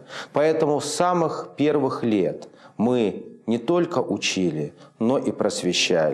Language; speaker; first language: Russian; native; Russian